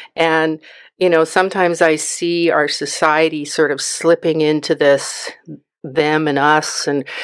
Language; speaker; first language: English; native; English